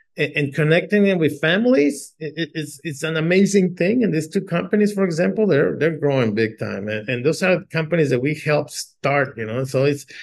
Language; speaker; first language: English; native; English